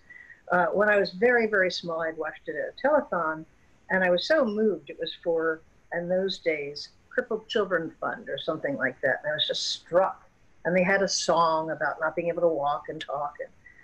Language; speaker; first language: English; native; English